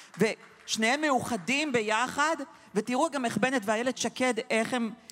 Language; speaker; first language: Hebrew; native; Hebrew